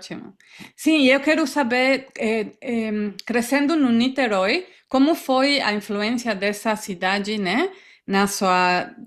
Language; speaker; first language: Portuguese; non-native, fluent; Spanish